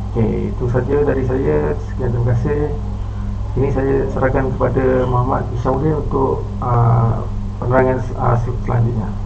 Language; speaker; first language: Malay; native; Malay